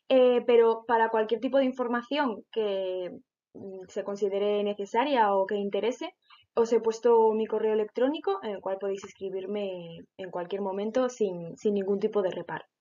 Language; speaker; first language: Spanish; native; Spanish